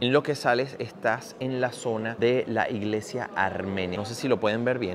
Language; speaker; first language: Spanish; native; Spanish